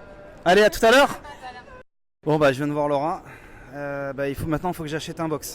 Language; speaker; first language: French; native; French